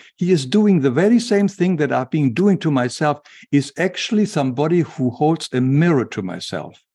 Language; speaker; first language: English; non-native, fluent; German